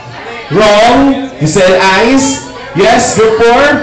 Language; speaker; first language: English; non-native, local second language; Filipino